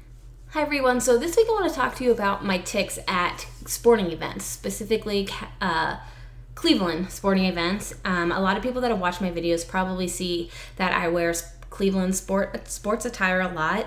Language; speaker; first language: English; native; English